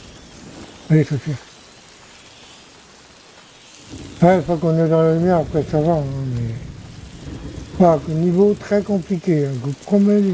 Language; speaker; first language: French; native; French